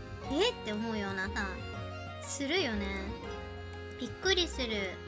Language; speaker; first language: Japanese; native; Japanese